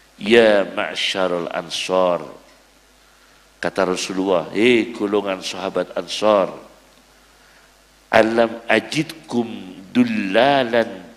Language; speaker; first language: Indonesian; native; Indonesian